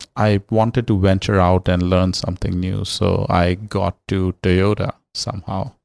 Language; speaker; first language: English; non-native, local second language; Hindi